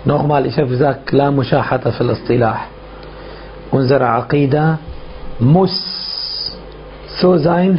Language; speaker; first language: German; non-native, fluent; Arabic